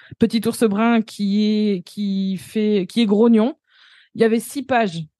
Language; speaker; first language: French; native; French